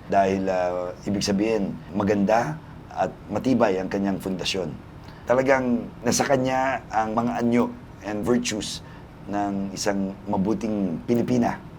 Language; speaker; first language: Filipino; native; Filipino